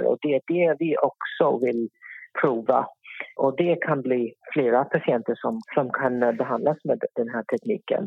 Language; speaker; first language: Swedish; non-native, fluent; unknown